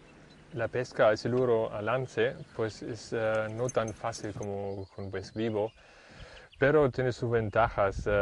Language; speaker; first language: Spanish; non-native, fluent; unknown